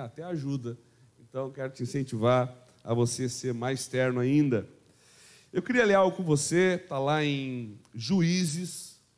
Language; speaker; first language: Portuguese; native; Portuguese